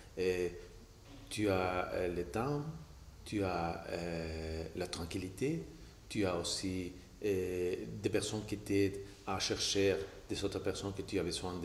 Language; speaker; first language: French; non-native, fluent; Spanish